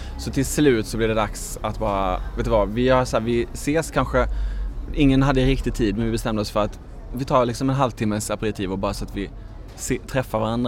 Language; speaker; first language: Swedish; native; Swedish